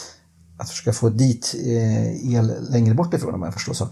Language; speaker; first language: Swedish; native; Swedish